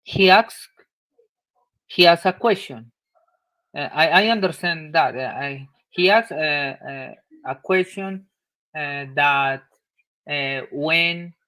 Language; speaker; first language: English; non-native, learner; Spanish